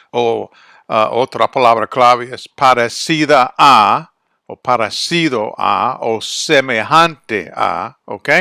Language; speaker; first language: Spanish; non-native, fluent; English